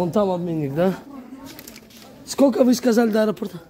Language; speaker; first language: Russian; non-native, learner; Tajik